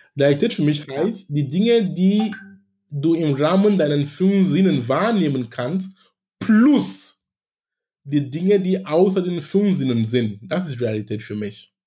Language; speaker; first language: German; non-native, fluent; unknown